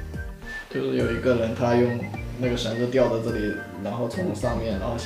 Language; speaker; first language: Chinese; native; Chinese